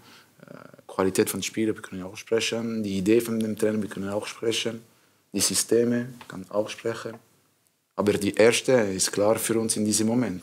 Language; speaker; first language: German; non-native, learner; French